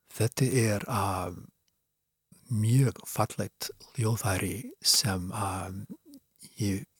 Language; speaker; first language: Icelandic; non-native, fluent; English